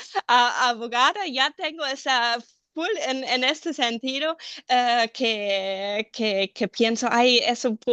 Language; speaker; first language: Spanish; non-native, fluent; German